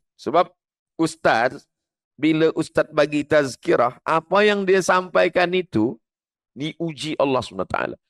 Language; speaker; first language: Malay; native; Malay